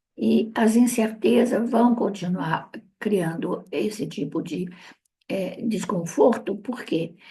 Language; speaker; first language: Portuguese; early bilingual, other home language; Italian